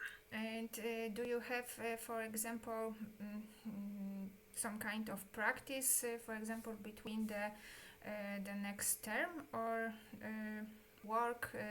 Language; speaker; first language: English; non-native, learner; Polish